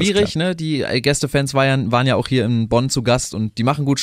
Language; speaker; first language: German; native; German